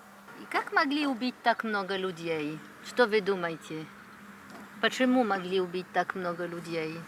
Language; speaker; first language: Russian; non-native, learner; French